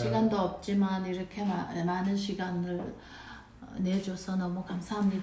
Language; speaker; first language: Korean; non-native, fluent; Mongolian